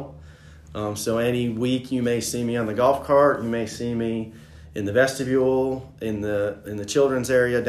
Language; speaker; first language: English; native; English